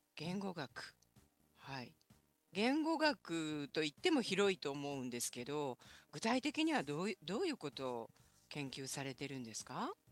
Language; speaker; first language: Japanese; native; Japanese